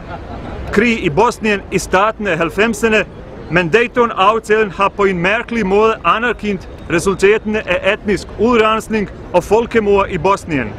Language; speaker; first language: Danish; non-native, fluent; Bosnian